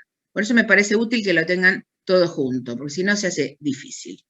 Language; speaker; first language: Spanish; native; Spanish